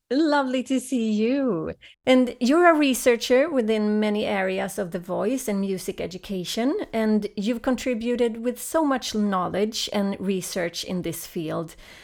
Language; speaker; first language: English; non-native, fluent; Swedish